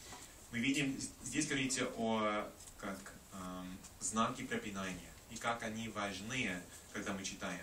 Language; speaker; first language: Russian; non-native, learner; English